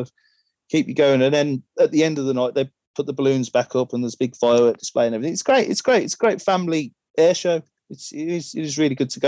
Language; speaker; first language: English; native; English